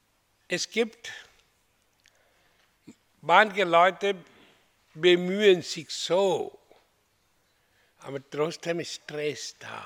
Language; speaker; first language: German; non-native, fluent; Hindi